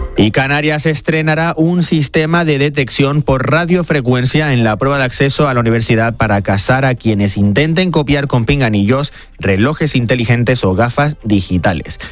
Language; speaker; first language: Spanish; native; Spanish